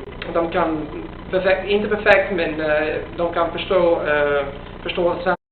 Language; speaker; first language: Swedish; non-native, fluent; Italian